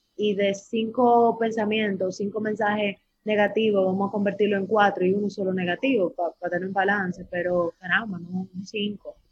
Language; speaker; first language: Spanish; native; Spanish